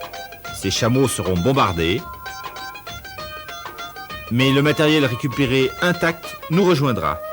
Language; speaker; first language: French; native; French